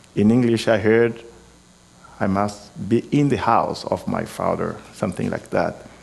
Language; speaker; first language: English; non-native, fluent; Lingala